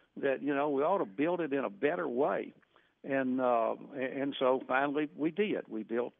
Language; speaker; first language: English; native; English